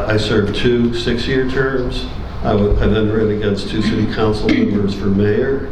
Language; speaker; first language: English; native; English